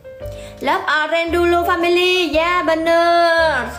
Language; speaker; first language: Indonesian; non-native, learner; Vietnamese